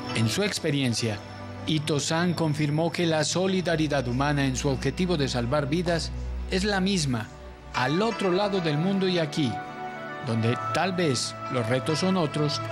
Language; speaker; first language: Spanish; native; Spanish